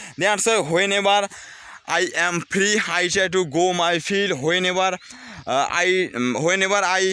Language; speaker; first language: English; non-native, learner; Bangla